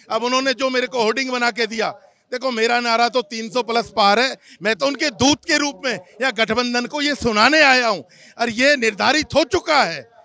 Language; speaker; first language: Hindi; native; Hindi